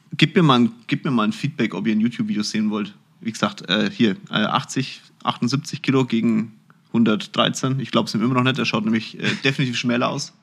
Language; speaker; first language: German; early bilingual, other home language; Turkish